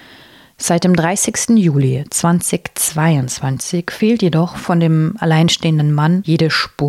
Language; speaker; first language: German; native; German